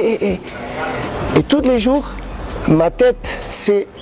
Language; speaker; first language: French; non-native, learner; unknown